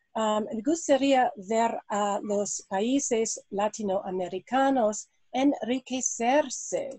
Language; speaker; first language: Spanish; non-native, learner; English